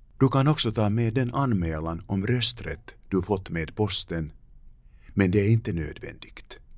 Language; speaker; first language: Swedish; native; Swedish